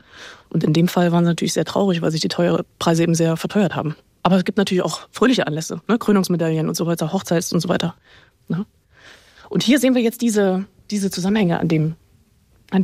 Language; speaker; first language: German; native; German